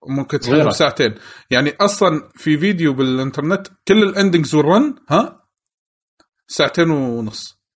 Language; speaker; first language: Arabic; native; Arabic